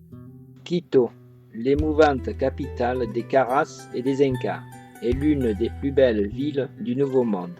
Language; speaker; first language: French; native; French